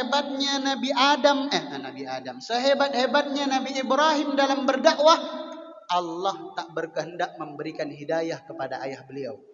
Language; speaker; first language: Indonesian; native; Indonesian